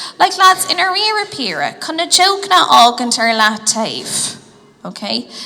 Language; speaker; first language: Irish; native; Irish